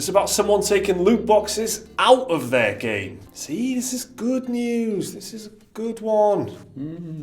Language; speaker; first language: English; native; English